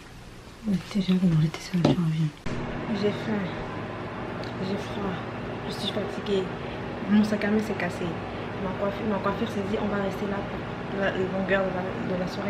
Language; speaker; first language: French; early bilingual, other home language; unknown